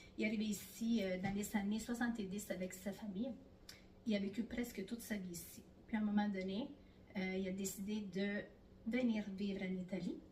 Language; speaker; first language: French; non-native, fluent; Italian